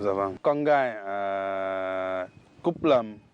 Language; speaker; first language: Vietnamese; non-native, learner; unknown